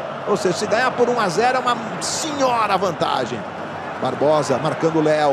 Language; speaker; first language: Portuguese; native; Portuguese